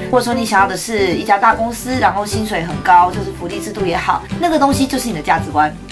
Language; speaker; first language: Chinese; native; Chinese